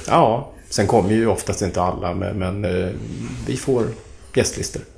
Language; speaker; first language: Swedish; native; Swedish